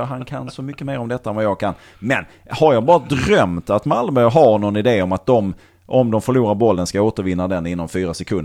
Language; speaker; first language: Swedish; native; Swedish